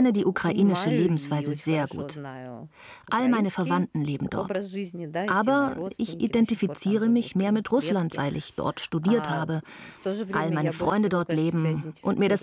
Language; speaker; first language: German; non-native, fluent; Russian